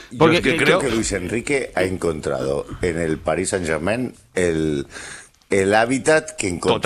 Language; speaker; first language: Spanish; native; Spanish